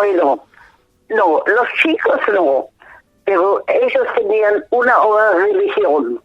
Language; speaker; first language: Spanish; non-native, fluent; German